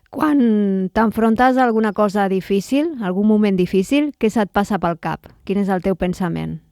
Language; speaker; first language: Catalan; native; Catalan